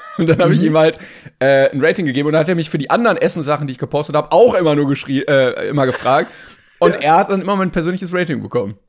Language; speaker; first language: German; native; German